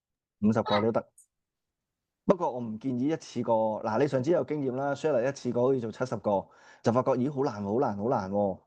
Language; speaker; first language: Cantonese; native; Cantonese